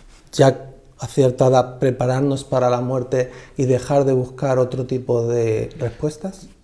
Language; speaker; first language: Spanish; native; Spanish